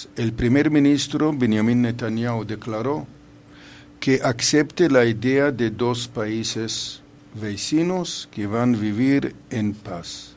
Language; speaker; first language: Spanish; non-native, fluent; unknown